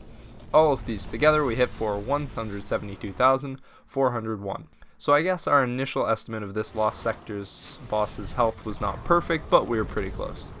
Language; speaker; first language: English; native; English